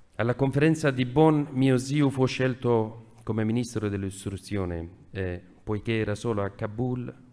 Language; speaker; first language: Italian; non-native, fluent; Persian